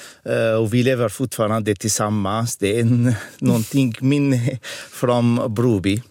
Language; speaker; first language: Swedish; non-native, fluent; Arabic